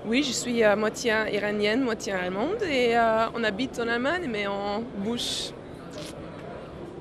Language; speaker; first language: French; non-native, learner; German